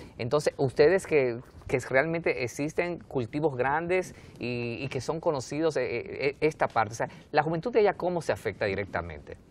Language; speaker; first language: Spanish; native; Spanish